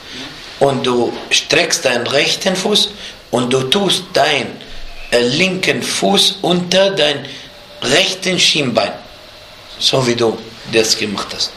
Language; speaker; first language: German; non-native, fluent; Arabic